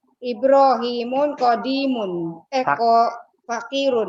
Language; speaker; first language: Arabic; non-native, learner; Indonesian